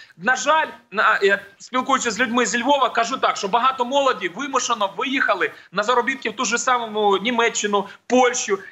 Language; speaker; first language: Ukrainian; native; Ukrainian